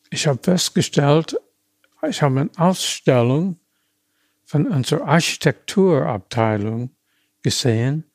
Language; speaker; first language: German; non-native, fluent; English